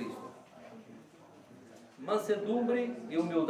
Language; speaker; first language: Spanish; non-native, learner; Portuguese